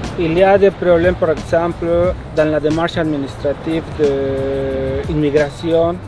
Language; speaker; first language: French; non-native, fluent; Spanish